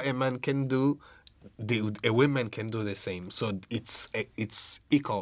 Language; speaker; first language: English; non-native, local second language; Kinyarwanda